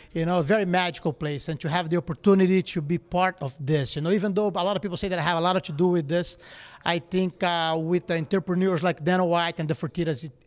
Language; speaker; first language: English; non-native, fluent; Portuguese